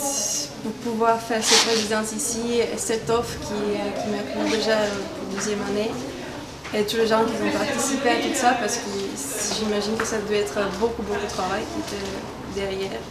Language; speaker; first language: French; non-native, fluent; Czech